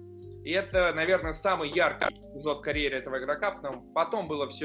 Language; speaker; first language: Russian; native; Russian